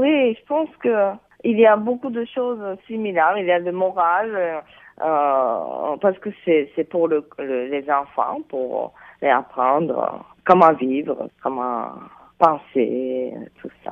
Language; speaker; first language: French; non-native, fluent; Japanese